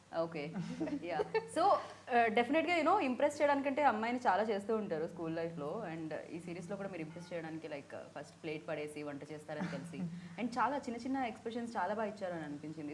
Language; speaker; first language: Telugu; native; Telugu